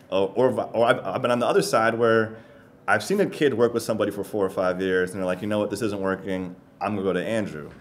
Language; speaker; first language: English; native; English